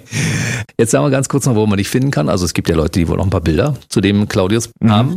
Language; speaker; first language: German; native; German